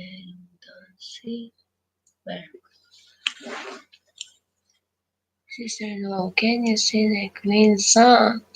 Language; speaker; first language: English; non-native, learner; Ukrainian